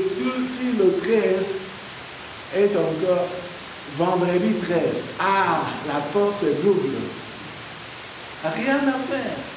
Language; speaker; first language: French; non-native, learner; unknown